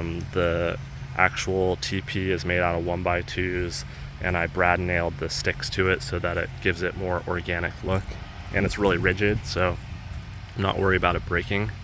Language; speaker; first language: English; native; English